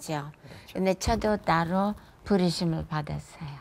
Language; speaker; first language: Korean; non-native, fluent; English